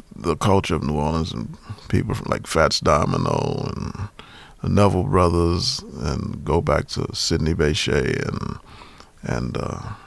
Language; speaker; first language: English; native; English